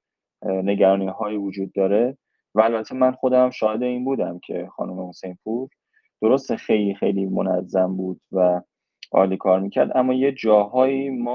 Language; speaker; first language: Persian; native; Persian